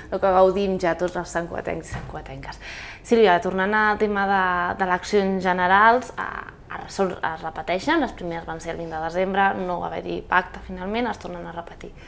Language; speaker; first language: Catalan; native; Catalan